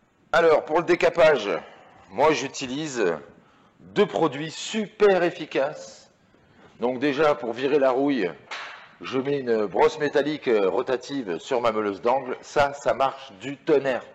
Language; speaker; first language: French; native; French